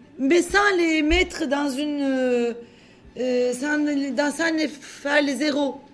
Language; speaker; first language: French; non-native, fluent; Turkish